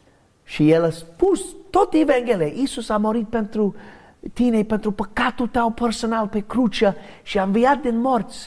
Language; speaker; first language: Romanian; early bilingual, heritage; English